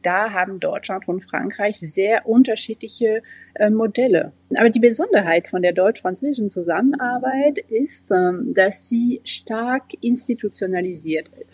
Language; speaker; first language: German; non-native, fluent; French